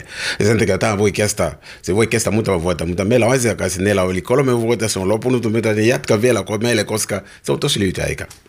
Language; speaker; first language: Finnish; non-native, learner; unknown